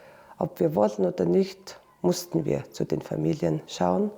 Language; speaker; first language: German; non-native, fluent; Mongolian